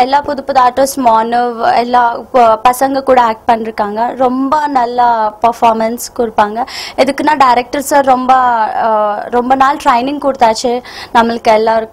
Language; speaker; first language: Tamil; non-native, learner; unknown